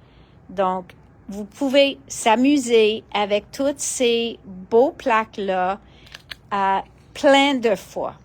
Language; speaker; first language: French; non-native, local second language; English